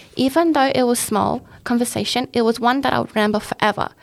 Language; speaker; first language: English; native; English